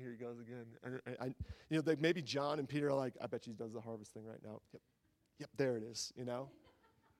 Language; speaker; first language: English; native; English